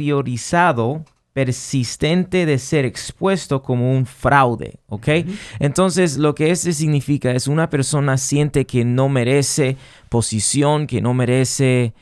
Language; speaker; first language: Spanish; non-native, fluent; English